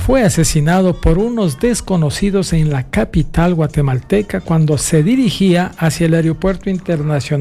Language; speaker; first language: Spanish; native; Spanish